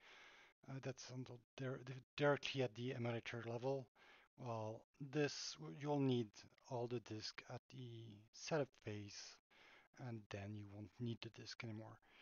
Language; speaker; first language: English; non-native, fluent; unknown